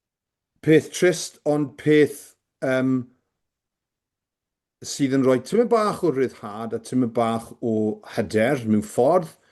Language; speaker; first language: Welsh; native; Welsh